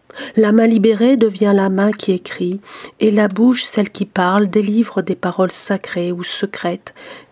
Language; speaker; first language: French; native; French